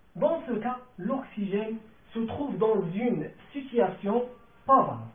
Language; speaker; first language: French; non-native, local second language; Arabic